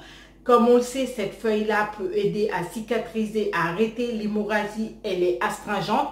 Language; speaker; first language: French; non-native, local second language; Haitian Creole